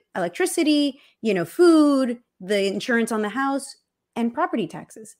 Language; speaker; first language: English; early bilingual, other home language; Spanish